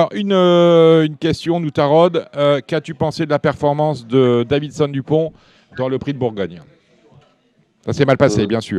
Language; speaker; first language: French; native; French